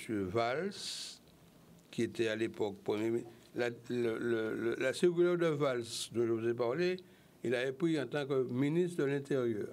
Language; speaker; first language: French; native; French